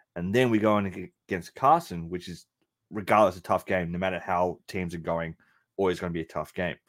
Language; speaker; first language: English; native; English